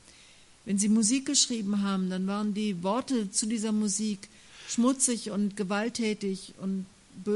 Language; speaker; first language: German; native; German